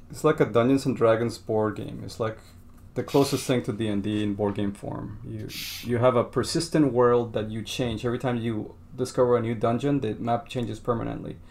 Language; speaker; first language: English; non-native, fluent; Spanish